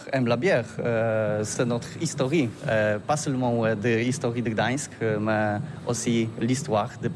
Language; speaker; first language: French; non-native, learner; Polish